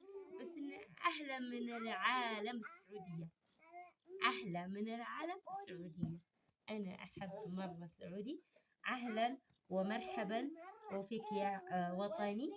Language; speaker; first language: Arabic; early bilingual, other home language; Amharic